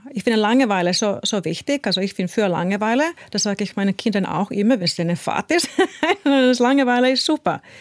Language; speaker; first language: German; non-native, fluent; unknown